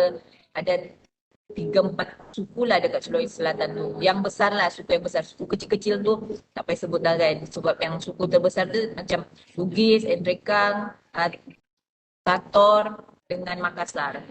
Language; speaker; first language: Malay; non-native, local second language; Buginese